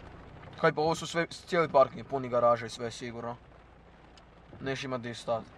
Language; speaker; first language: Croatian; native; Croatian